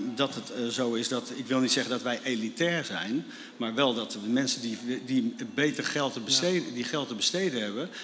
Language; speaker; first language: Dutch; native; Dutch